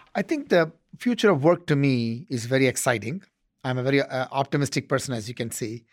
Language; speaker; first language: English; non-native, local second language; Tamil